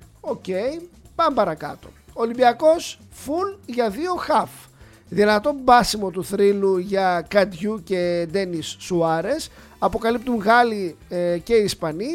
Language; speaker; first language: Greek; native; Greek